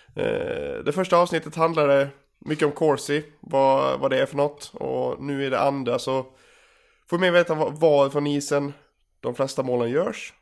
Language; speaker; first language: Swedish; native; Swedish